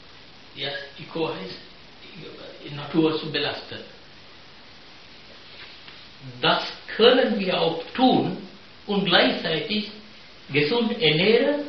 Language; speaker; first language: German; non-native, fluent; Sinhala